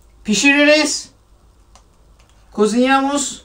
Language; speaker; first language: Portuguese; non-native, learner; Turkish